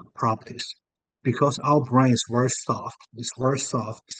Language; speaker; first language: English; non-native, fluent; Chinese